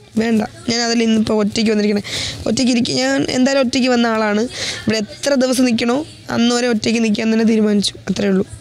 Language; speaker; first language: Malayalam; native; Malayalam